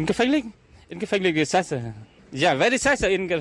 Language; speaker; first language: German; non-native, learner; Vietnamese